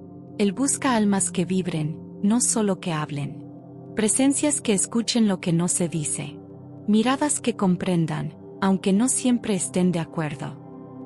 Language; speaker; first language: Spanish; native; Spanish